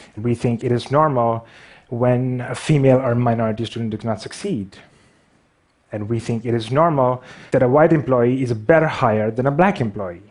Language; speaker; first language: English; non-native, local second language; Urdu